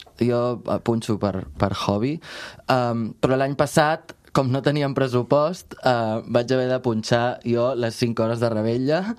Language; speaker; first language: Catalan; native; Catalan